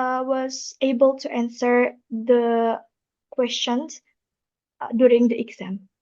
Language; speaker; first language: English; non-native, learner; Indonesian